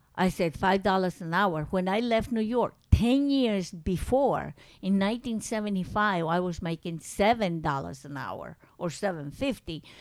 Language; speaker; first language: English; non-native, fluent; Spanish